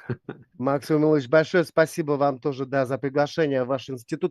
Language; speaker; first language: Russian; native; Russian